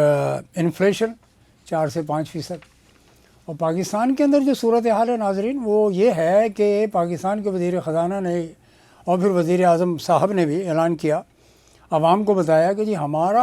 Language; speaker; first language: Urdu; native; Urdu